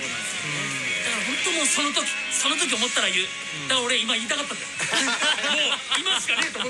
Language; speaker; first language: Japanese; native; Japanese